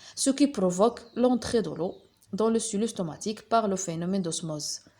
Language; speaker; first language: French; non-native, local second language; Arabic